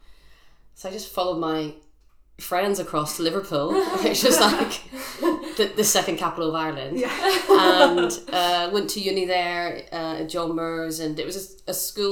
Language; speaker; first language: English; native; English